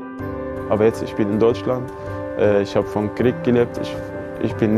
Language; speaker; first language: German; non-native, learner; Arabic